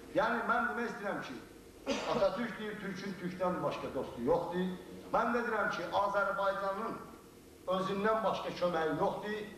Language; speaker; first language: Azerbaijani; non-native, local second language; Talysh